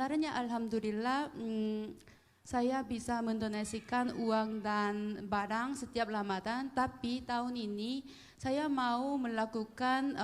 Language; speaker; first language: Indonesian; non-native, fluent; Korean